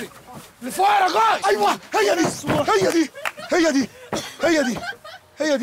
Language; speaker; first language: Arabic; native; Arabic